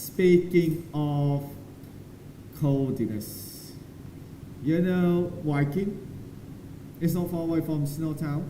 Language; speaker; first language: English; non-native, learner; Thai